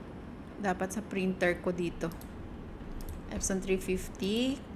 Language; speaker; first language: Filipino; native; Filipino